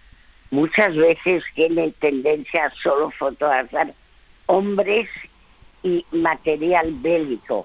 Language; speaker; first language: Spanish; early bilingual, other home language; French